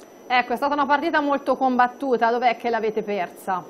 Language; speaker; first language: Italian; native; Italian